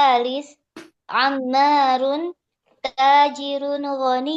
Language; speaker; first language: Arabic; non-native, learner; Indonesian